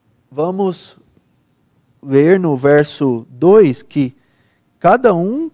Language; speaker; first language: Portuguese; native; Portuguese